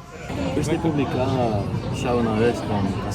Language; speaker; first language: Spanish; non-native, learner; English